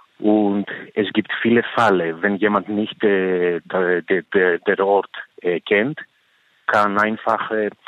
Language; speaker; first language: German; non-native, learner; Greek